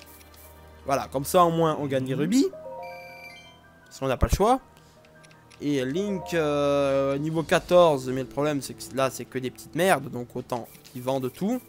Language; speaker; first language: French; native; French